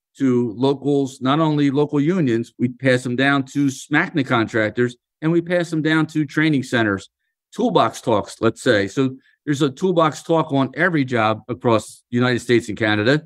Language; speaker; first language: English; native; English